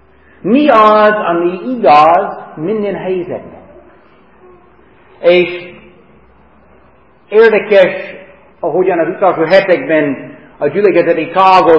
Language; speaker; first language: Hungarian; non-native, fluent; English